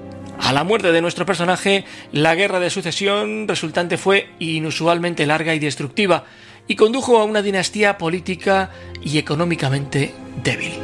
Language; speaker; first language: Spanish; native; Spanish